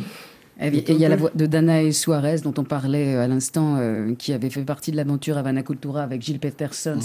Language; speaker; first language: French; native; French